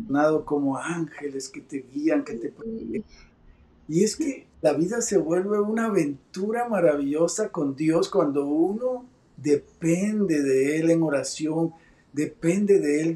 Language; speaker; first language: Spanish; native; Spanish